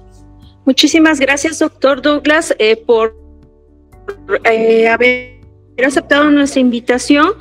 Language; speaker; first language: Spanish; native; Spanish